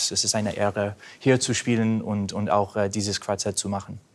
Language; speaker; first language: German; non-native, fluent; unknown